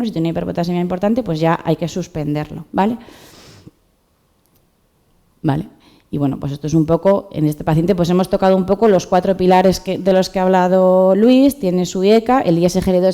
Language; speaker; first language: Spanish; native; Spanish